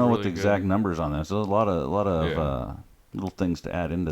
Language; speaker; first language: English; native; English